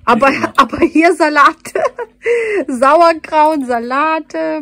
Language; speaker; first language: German; non-native, fluent; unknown